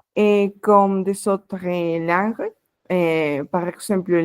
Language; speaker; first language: French; non-native, fluent; Spanish